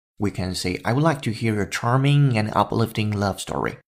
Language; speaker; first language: English; non-native, fluent; Chinese